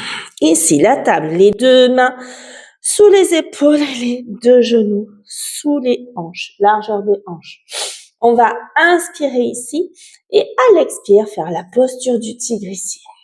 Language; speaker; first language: French; native; French